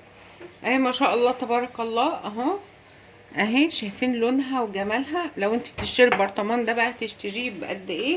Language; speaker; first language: Arabic; native; Arabic